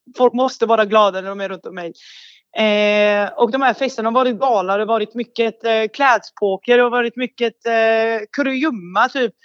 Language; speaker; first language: Swedish; early bilingual, other home language; Bosnian